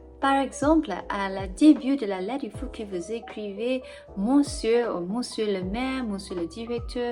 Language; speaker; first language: French; non-native, fluent; English